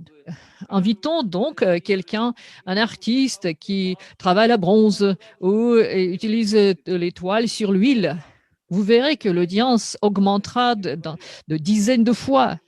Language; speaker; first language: French; non-native, fluent; Russian